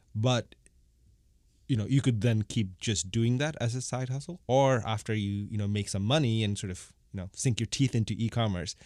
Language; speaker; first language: English; non-native, fluent; Bangla